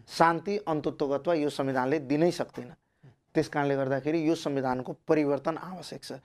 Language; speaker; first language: Nepali; non-native, local second language; Maithili